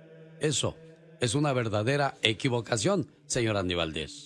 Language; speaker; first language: Spanish; native; Spanish